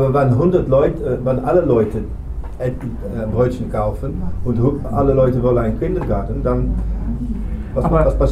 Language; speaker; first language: German; non-native, learner; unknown